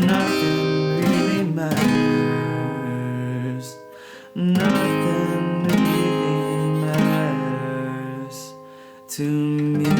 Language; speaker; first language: English; native; English